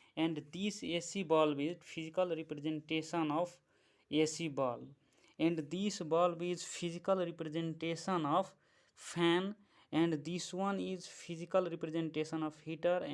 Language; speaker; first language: English; non-native, local second language; Nepali